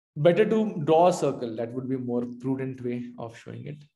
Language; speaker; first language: English; non-native, local second language; Hindi